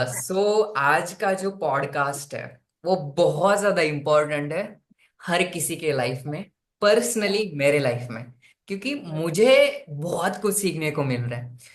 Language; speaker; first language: Hindi; non-native, local second language; Marathi